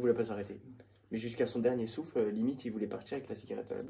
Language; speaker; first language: French; native; French